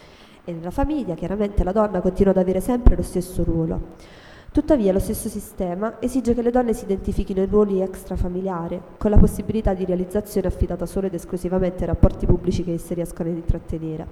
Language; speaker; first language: Italian; native; Italian